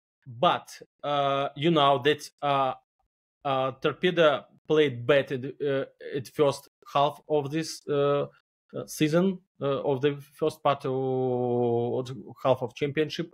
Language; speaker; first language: English; non-native, learner; Belarusian